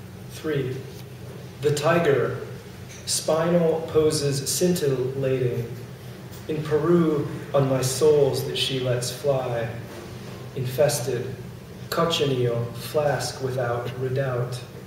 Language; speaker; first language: English; native; English